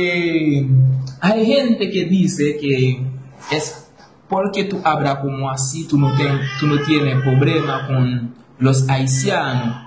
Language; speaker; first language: Spanish; non-native, learner; Haitian Creole